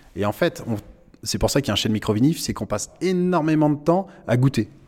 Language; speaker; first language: French; native; French